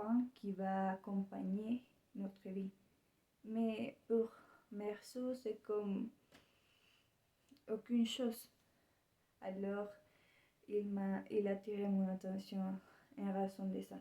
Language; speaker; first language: French; non-native, learner; Spanish